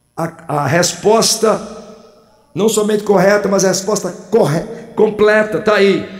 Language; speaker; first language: Portuguese; native; Portuguese